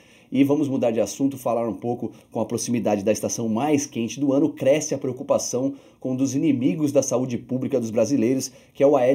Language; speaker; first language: Portuguese; native; Portuguese